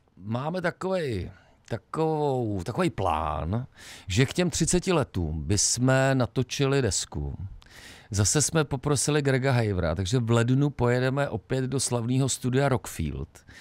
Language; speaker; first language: Czech; native; Czech